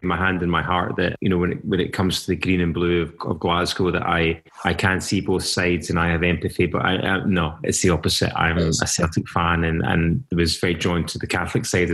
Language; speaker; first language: English; native; English